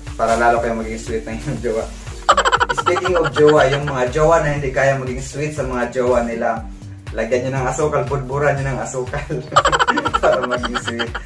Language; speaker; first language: Filipino; non-native, local second language; Cebuano